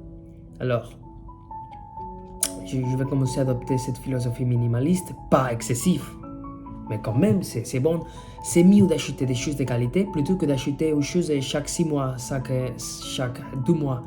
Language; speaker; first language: French; non-native, fluent; Spanish